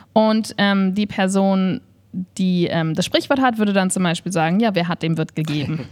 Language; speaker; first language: German; native; German